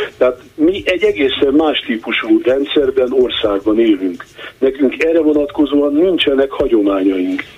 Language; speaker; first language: Hungarian; native; Hungarian